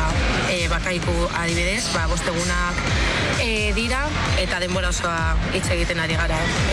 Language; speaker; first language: Basque; non-native, local second language; Spanish